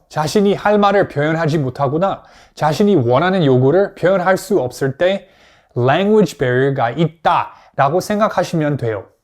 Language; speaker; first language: Korean; non-native, fluent; English